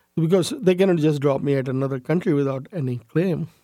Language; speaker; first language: English; non-native, local second language; Urdu